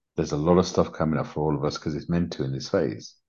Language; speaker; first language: English; native; English